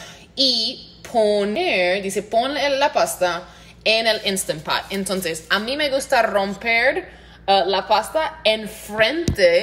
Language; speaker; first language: Spanish; non-native, learner; English